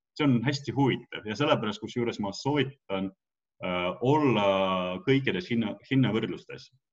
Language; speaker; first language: Estonian; non-native, local second language; Russian